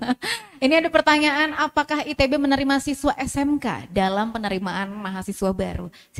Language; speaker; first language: Indonesian; native; Indonesian